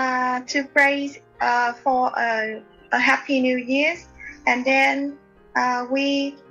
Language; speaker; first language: English; non-native, learner; Vietnamese